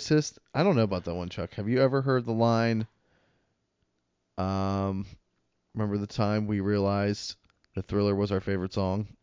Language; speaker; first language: English; native; English